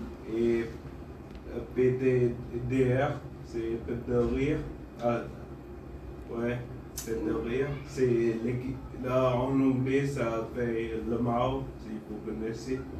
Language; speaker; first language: French; non-native, fluent; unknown